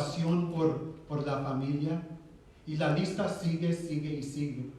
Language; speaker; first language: Spanish; early bilingual, heritage; Spanish